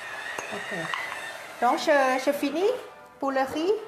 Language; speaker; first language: French; non-native, learner; Thai